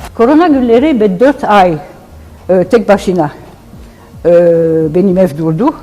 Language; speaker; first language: Turkish; non-native, learner; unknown